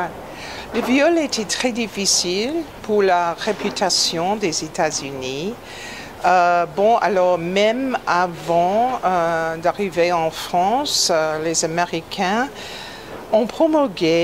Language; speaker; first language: French; non-native, fluent; English